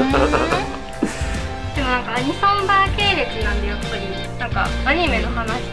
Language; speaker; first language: Japanese; native; Japanese